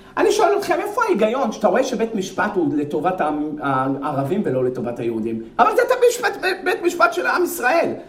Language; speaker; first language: Hebrew; native; Hebrew